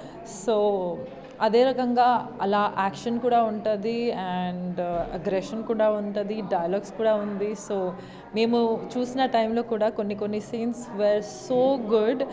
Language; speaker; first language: Telugu; non-native, local second language; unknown